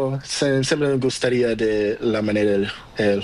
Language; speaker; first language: Spanish; non-native, learner; Portuguese